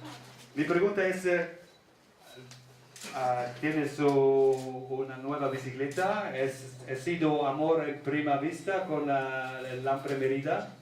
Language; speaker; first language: Spanish; non-native, learner; Italian